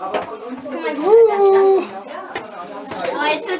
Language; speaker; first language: German; native; German